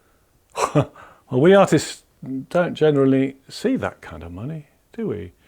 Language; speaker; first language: English; native; English